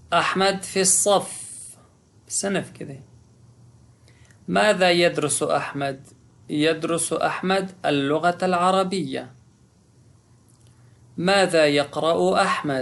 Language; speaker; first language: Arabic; non-native, fluent; Pashto